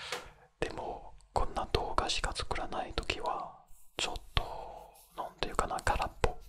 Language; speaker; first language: Japanese; non-native, fluent; French